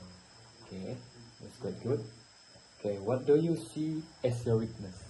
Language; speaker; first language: English; non-native, learner; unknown